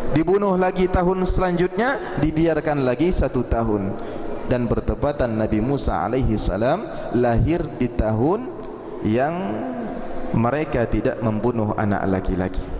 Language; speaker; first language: Malay; native; Malay